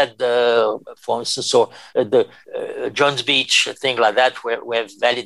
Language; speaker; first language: English; non-native, fluent; French